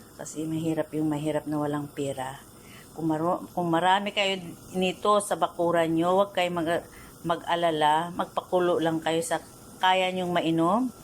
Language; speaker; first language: Filipino; non-native, local second language; Iloko